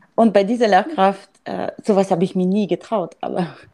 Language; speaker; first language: German; non-native, fluent; French